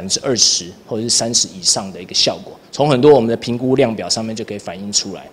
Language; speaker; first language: Chinese; native; Chinese